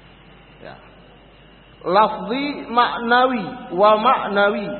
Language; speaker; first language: Arabic; non-native, fluent; Indonesian